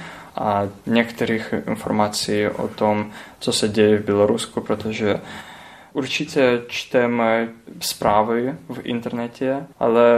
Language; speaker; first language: Czech; non-native, learner; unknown